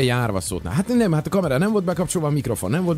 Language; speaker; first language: Hungarian; native; Hungarian